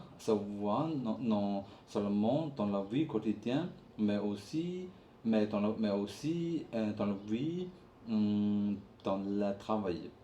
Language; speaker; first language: French; non-native, learner; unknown